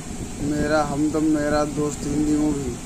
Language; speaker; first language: Hindi; non-native, local second language; Odia